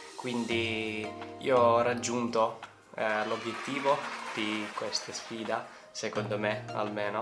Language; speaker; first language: Italian; non-native, learner; Finnish